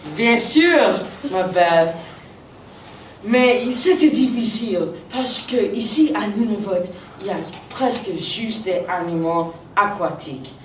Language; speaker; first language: French; non-native, local second language; English